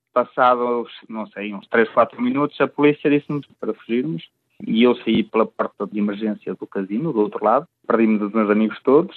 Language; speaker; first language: Portuguese; native; Portuguese